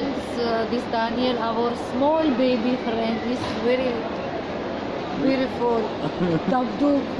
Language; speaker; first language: English; non-native, learner; Turkish